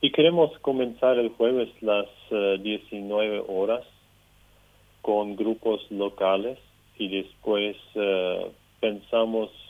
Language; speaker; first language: Spanish; non-native, local second language; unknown